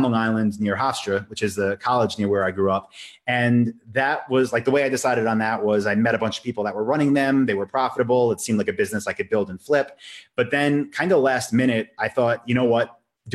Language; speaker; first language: English; native; English